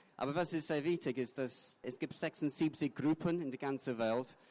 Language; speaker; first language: German; non-native, fluent; English